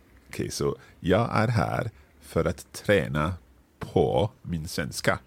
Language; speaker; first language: Swedish; non-native, learner; English